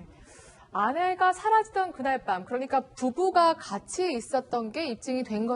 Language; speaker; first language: Korean; native; Korean